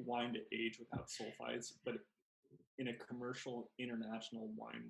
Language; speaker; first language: English; native; English